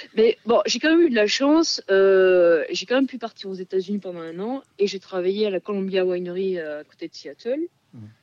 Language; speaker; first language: French; native; French